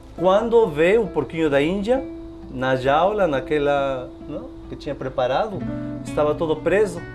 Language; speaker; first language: Portuguese; non-native, fluent; Spanish